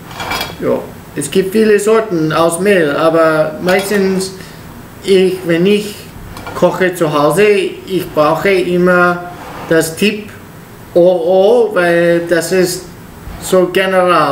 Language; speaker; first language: German; non-native, learner; Italian